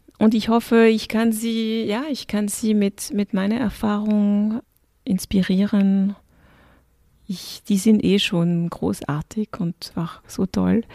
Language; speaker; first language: German; non-native, fluent; French